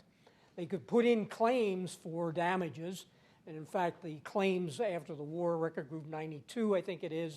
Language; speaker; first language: English; native; English